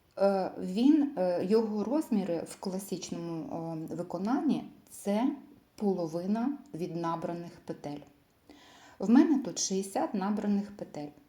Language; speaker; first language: Ukrainian; non-native, local second language; Russian